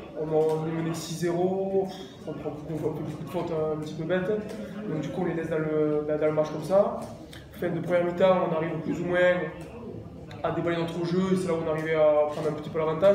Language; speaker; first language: French; native; French